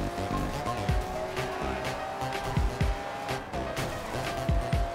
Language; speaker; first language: English; native; English